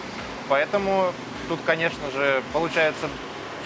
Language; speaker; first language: Russian; native; Russian